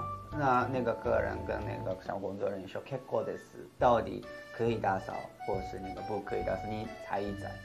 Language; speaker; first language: Chinese; non-native, fluent; Japanese